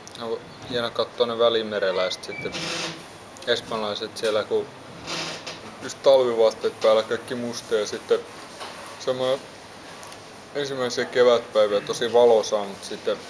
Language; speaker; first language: Finnish; native; Finnish